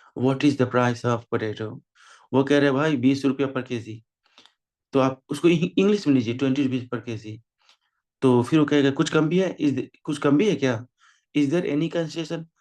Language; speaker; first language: Hindi; native; Hindi